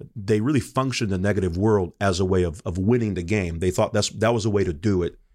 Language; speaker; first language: English; non-native, fluent; Portuguese